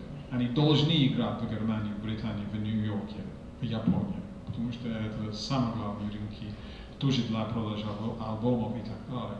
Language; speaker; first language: Russian; non-native, fluent; English